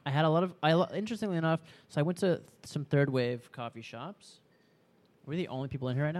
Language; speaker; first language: English; native; English